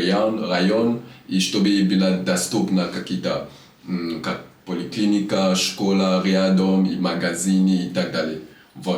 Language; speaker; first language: Russian; non-native, fluent; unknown